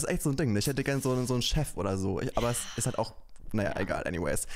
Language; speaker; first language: German; native; German